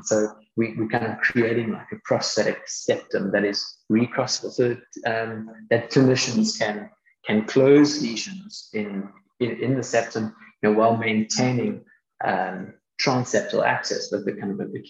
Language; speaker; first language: English; native; English